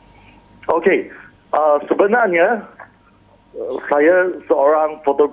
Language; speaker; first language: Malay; non-native, local second language; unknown